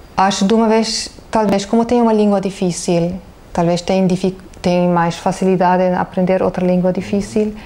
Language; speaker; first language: Portuguese; non-native, fluent; German